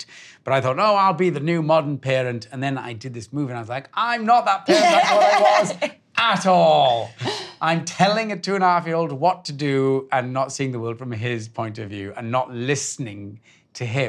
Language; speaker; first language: English; native; English